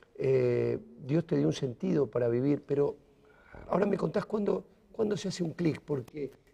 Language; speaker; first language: Spanish; native; Spanish